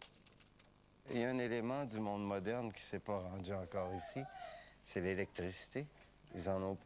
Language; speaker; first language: French; native; French